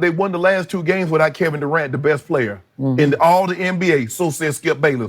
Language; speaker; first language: English; native; English